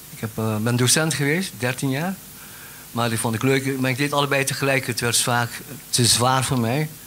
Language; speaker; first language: Dutch; non-native, fluent; Spanish